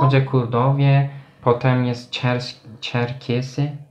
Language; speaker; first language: Polish; non-native, fluent; Turkish